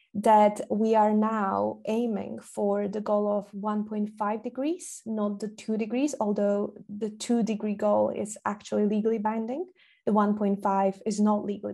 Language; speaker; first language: English; non-native, fluent; Slovak